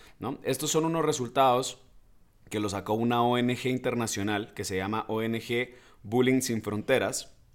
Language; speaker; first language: Spanish; native; Spanish